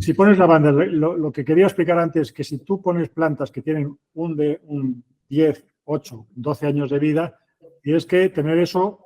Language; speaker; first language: Spanish; native; Spanish